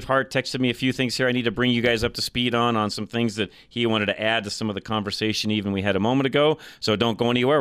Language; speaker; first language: English; native; English